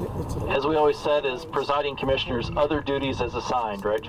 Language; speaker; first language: English; native; English